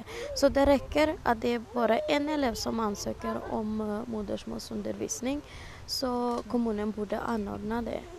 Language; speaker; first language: Swedish; non-native, fluent; Romany